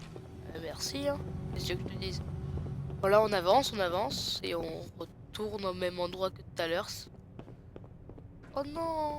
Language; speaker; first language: French; native; French